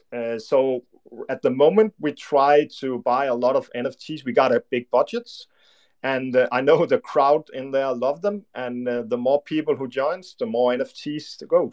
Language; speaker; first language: English; non-native, fluent; Danish